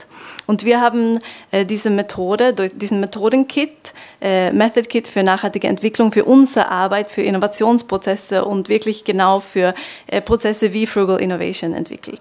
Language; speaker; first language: German; non-native, fluent; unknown